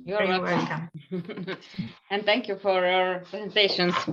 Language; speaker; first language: English; non-native, fluent; Estonian